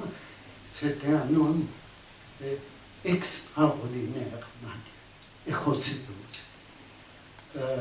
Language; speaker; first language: French; non-native, fluent; Spanish